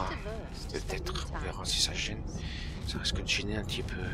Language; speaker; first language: French; native; French